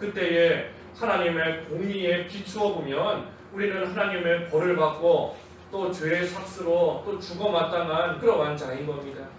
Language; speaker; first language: Korean; native; Korean